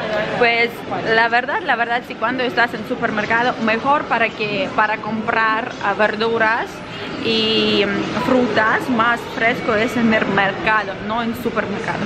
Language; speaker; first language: Spanish; non-native, fluent; Ukrainian